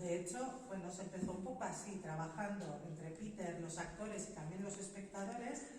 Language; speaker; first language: Spanish; non-native, local second language; French